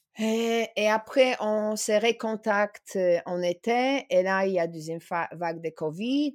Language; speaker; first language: French; non-native, fluent; Polish